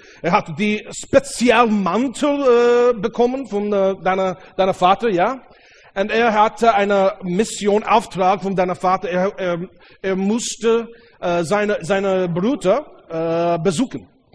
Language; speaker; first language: German; non-native, learner; English